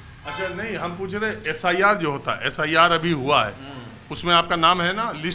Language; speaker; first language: Hindi; native; Hindi